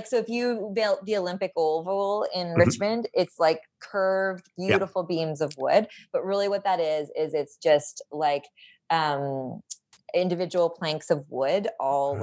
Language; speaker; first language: English; native; English